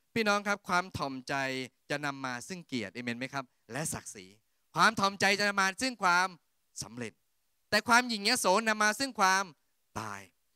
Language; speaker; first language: Thai; native; Thai